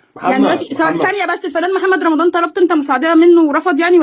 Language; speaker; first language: Arabic; native; Arabic